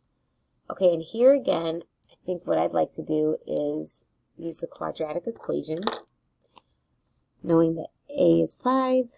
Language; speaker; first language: English; native; English